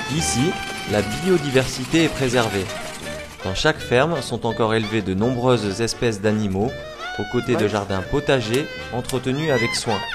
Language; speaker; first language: French; native; French